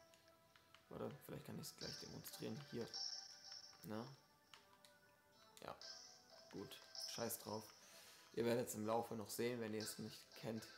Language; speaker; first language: German; native; German